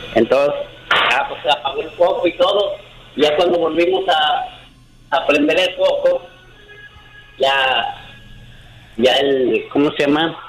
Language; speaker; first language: Spanish; native; Spanish